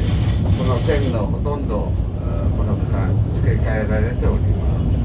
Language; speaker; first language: Japanese; native; Japanese